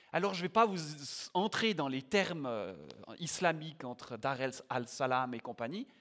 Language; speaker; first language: French; native; French